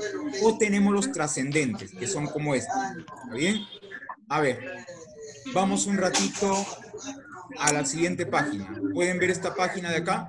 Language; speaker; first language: Spanish; native; Spanish